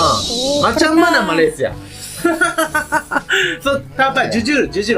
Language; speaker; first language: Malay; non-native, learner; Japanese